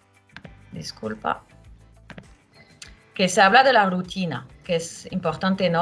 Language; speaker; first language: Spanish; non-native, fluent; French